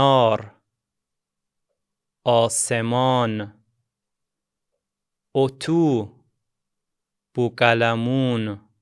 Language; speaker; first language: Persian; non-native, fluent; Azerbaijani